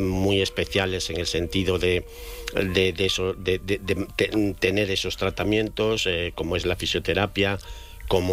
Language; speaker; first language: Spanish; native; Spanish